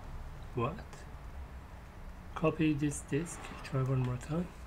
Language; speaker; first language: English; native; English